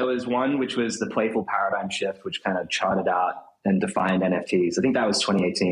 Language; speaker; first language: English; native; English